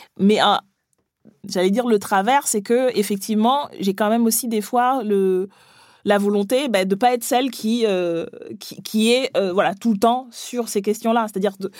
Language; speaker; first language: French; early bilingual, other home language; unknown